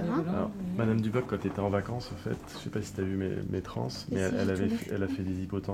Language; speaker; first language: French; native; French